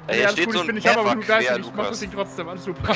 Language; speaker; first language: German; native; German